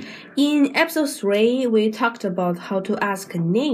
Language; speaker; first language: English; non-native, fluent; Chinese